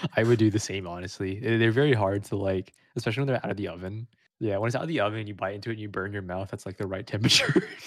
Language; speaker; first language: English; early bilingual, other home language; Vietnamese